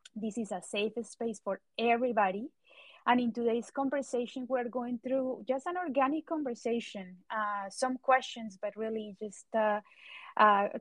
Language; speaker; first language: English; non-native, fluent; Spanish